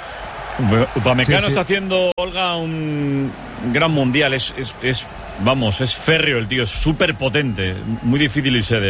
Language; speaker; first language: Spanish; native; Spanish